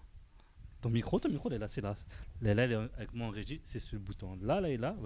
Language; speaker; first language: French; native; French